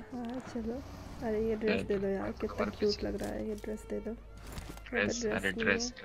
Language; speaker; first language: Hindi; native; Hindi